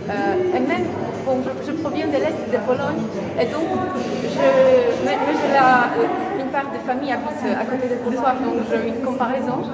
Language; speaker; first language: French; non-native, fluent; Polish